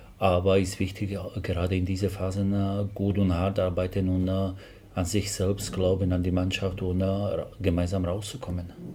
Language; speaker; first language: German; non-native, fluent; Slovak